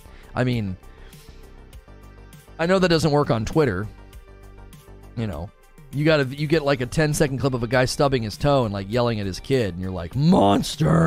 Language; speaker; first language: English; native; English